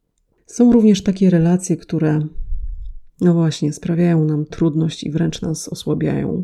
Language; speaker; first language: Polish; native; Polish